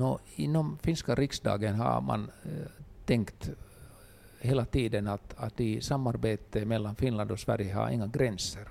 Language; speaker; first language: Swedish; non-native, local second language; Finnish